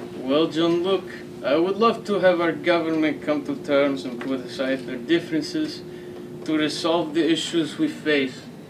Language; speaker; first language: English; native; English